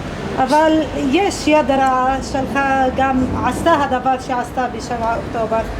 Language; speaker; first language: Hebrew; non-native, local second language; Arabic